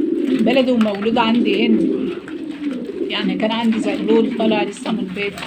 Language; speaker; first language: Arabic; native; Arabic